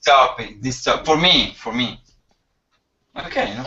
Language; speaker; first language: English; non-native, learner; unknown